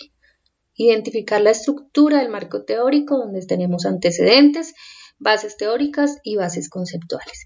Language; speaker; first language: Spanish; native; Spanish